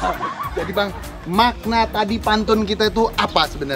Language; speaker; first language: Indonesian; native; Indonesian